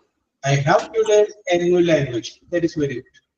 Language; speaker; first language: English; non-native, local second language; Malayalam